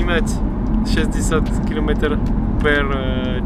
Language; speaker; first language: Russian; non-native, learner; French